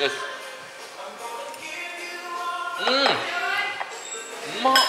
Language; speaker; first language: Japanese; native; Japanese